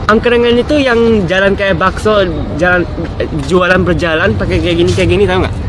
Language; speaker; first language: Indonesian; early bilingual, heritage; Japanese